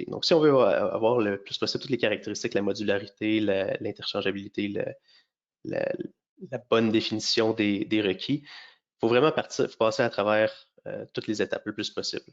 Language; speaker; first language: French; native; French